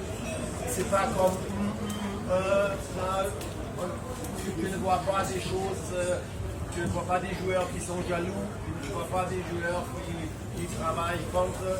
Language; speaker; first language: French; non-native, fluent; German